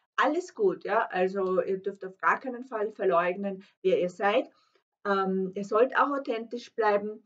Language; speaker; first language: German; non-native, fluent; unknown